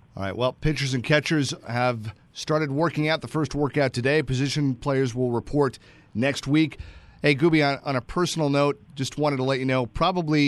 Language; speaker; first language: English; native; English